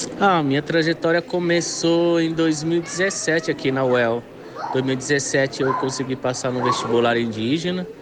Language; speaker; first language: Portuguese; non-native, local second language; Guarani